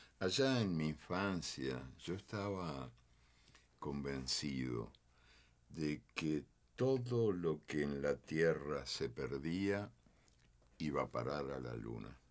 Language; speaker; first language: Spanish; native; Spanish